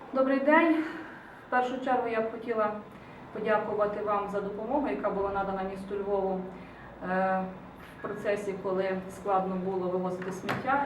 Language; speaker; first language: Ukrainian; native; Ukrainian